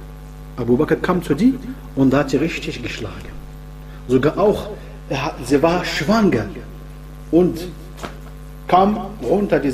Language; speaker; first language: German; non-native, fluent; Arabic